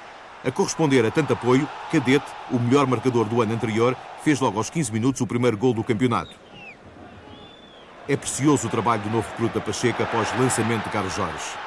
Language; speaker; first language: Portuguese; native; Portuguese